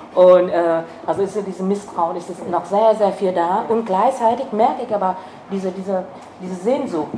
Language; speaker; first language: German; non-native, fluent; Vietnamese